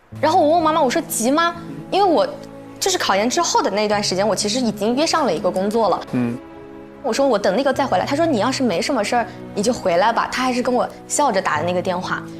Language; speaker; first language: Chinese; native; Chinese